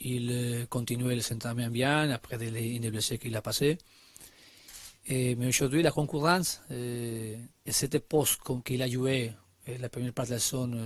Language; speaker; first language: French; non-native, learner; Spanish